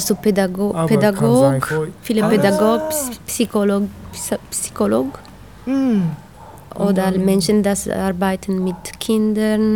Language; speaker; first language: German; non-native, learner; Italian